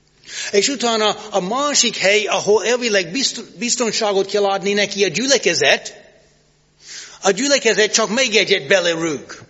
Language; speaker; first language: Hungarian; non-native, learner; English